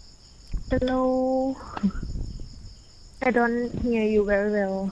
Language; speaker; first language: English; non-native, learner; Thai